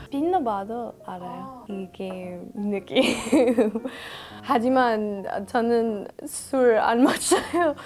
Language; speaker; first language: Korean; non-native, learner; English